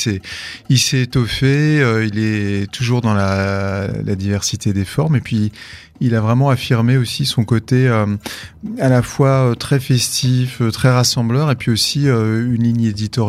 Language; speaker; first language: French; native; French